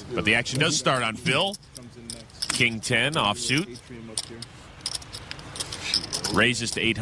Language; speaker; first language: English; native; English